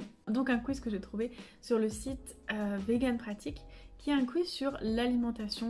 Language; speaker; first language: French; native; French